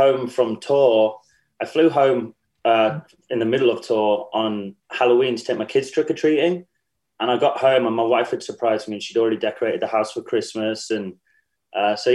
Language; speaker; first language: English; native; English